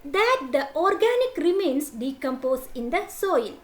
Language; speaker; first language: English; non-native, local second language; Malayalam